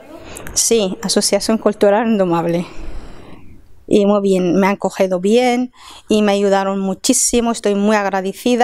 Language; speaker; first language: Spanish; non-native, fluent; Arabic